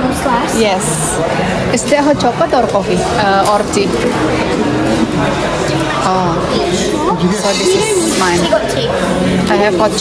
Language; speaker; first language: English; non-native, learner; Indonesian